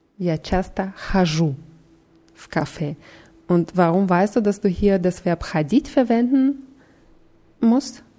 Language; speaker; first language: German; non-native, fluent; Russian